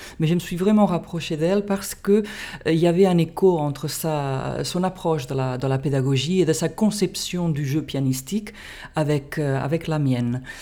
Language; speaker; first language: French; non-native, fluent; Catalan